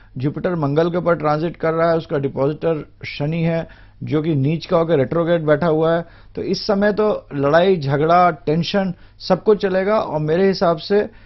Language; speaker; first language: Hindi; native; Hindi